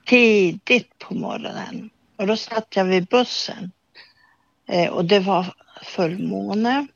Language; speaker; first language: Swedish; native; Swedish